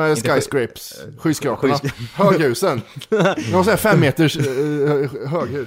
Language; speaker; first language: Swedish; native; Swedish